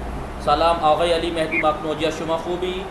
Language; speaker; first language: Persian; non-native, fluent; Urdu